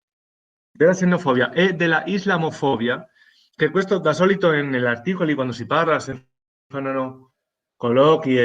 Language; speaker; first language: Italian; non-native, fluent; Spanish